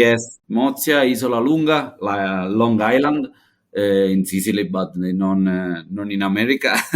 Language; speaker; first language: English; non-native, learner; Italian